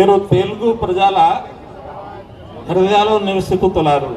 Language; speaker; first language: Telugu; non-native, learner; Hindi